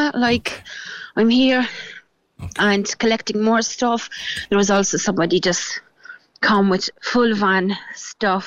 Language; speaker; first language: English; non-native, fluent; Polish